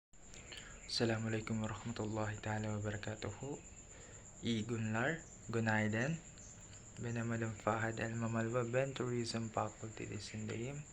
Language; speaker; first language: Turkish; non-native, learner; Filipino